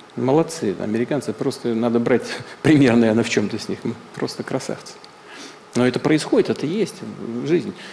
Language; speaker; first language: Russian; native; Russian